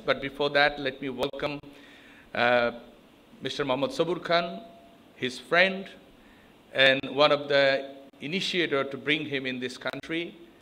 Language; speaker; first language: English; non-native, local second language; Bangla